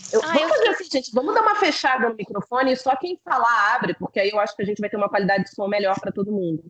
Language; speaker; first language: Portuguese; native; Portuguese